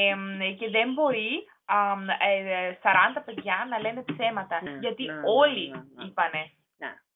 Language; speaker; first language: Greek; non-native, learner; German